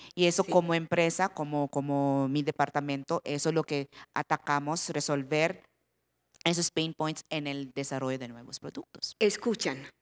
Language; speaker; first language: Spanish; non-native, fluent; Filipino